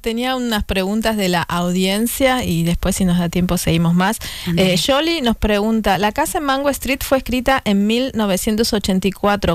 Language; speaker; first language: Spanish; native; Spanish